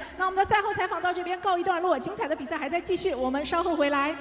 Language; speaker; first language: Chinese; native; Chinese